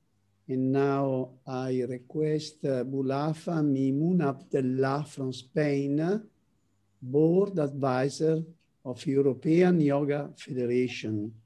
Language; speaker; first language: English; non-native, learner; Italian